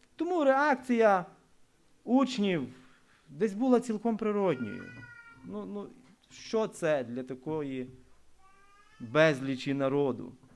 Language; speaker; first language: Ukrainian; non-native, local second language; Russian